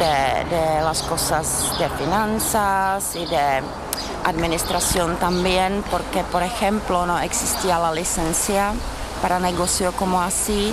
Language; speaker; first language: Spanish; non-native, fluent; Czech